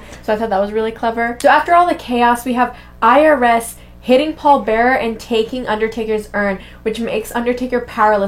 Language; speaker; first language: English; native; English